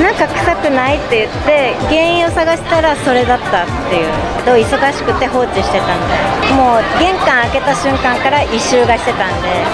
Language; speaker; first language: Japanese; native; Japanese